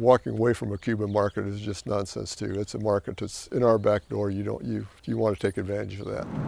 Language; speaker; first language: English; native; English